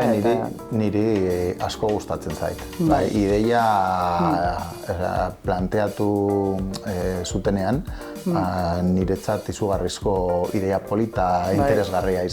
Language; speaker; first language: Basque; non-native, local second language; Spanish